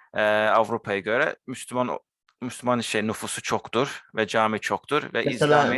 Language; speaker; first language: Turkish; early bilingual, heritage; Turkish